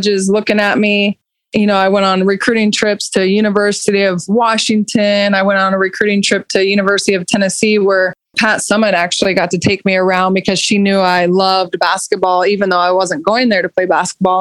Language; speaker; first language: English; native; English